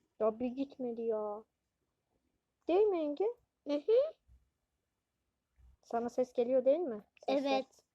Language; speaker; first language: Turkish; native; Turkish